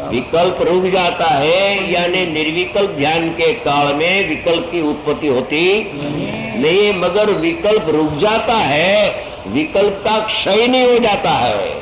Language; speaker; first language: Hindi; non-native, local second language; Gujarati